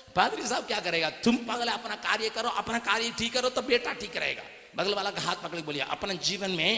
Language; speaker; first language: Hindi; non-native, local second language; Tamil